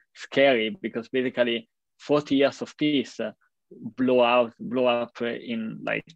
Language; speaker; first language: English; non-native, fluent; Italian